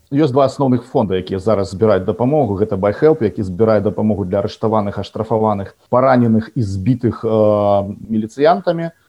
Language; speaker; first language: Belarusian; non-native, local second language; Russian